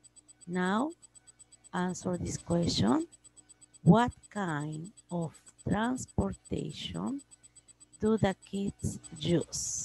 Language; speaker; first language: English; non-native, learner; Spanish